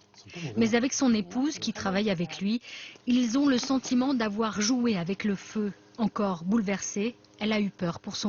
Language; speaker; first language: French; native; French